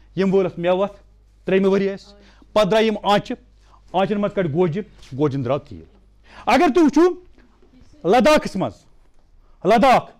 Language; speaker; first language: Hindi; non-native, local second language; Kashmiri